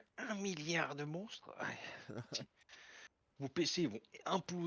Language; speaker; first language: French; native; French